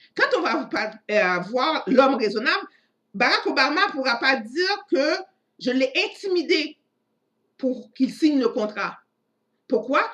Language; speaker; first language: French; non-native, local second language; Haitian Creole